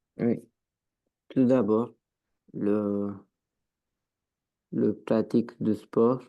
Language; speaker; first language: French; non-native, learner; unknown